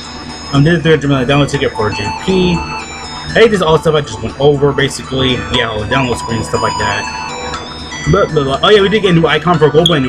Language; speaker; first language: English; native; English